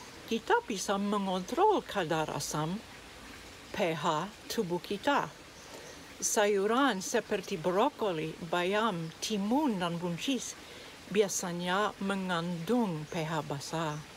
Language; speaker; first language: Indonesian; non-native, learner; English